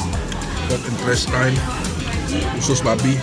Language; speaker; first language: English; non-native, learner; Indonesian